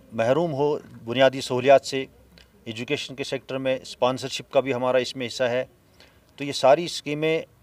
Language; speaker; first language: Hindi; non-native, local second language; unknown